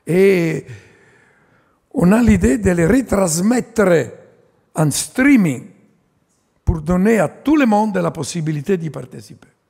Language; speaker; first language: French; non-native, fluent; Italian